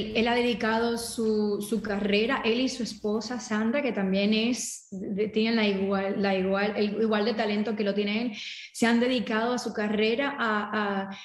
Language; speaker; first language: Spanish; early bilingual, heritage; Spanish